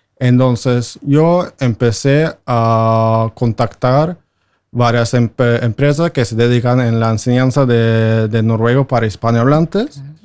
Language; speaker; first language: Spanish; non-native, fluent; Norwegian